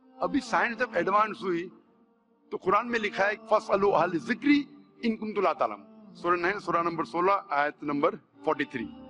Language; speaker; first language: Hindi; non-native, local second language; Konkani